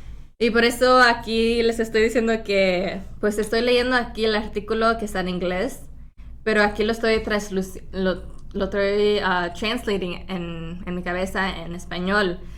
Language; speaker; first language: Spanish; early bilingual, heritage; Spanish